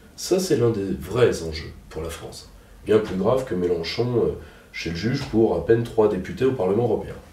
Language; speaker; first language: French; native; French